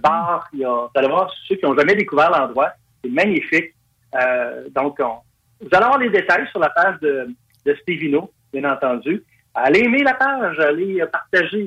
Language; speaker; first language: French; native; French